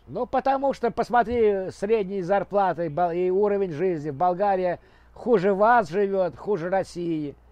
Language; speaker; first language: Russian; native; Russian